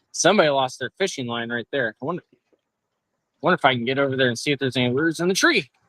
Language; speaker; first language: English; native; English